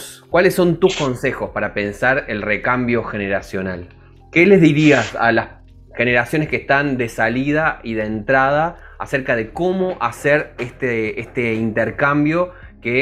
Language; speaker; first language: Spanish; native; Spanish